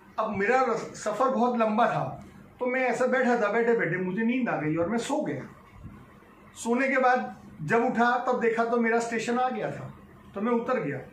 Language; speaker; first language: Hindi; native; Hindi